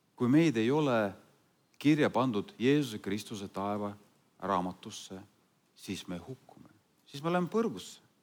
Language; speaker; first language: Estonian; non-native, fluent; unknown